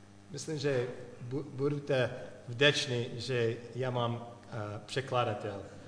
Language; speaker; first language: Czech; non-native, learner; English